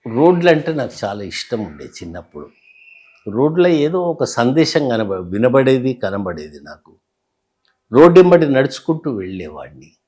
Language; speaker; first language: Telugu; native; Telugu